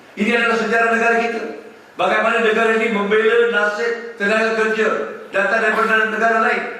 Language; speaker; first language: Malay; non-native, local second language; Tamil